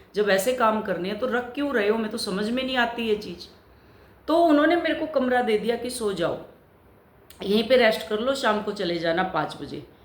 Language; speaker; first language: Hindi; native; Hindi